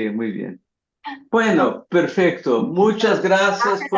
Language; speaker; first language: Spanish; non-native, fluent; Portuguese